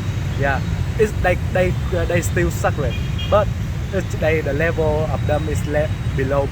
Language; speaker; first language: English; non-native, learner; Vietnamese